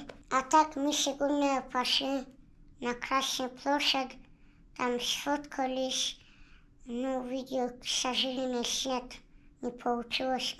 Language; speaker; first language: Russian; non-native, local second language; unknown